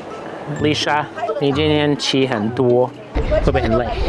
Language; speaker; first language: Chinese; non-native, fluent; English